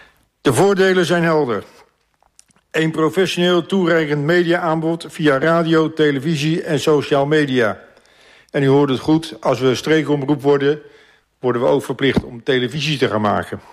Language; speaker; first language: Dutch; native; Dutch